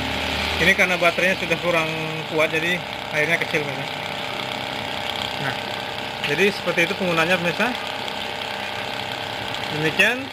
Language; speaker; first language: Indonesian; native; Indonesian